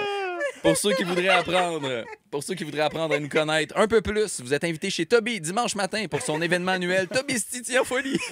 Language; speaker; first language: French; native; French